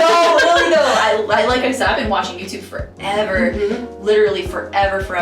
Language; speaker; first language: English; native; English